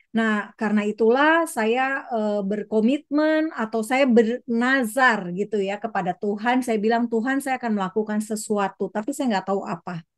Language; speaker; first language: Indonesian; native; Indonesian